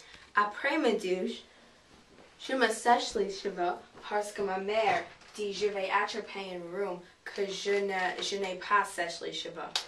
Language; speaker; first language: French; non-native, learner; English